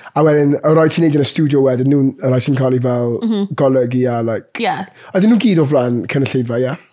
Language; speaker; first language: Welsh; non-native, local second language; English